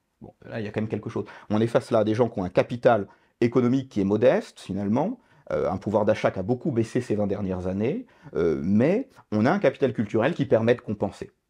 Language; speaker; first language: French; native; French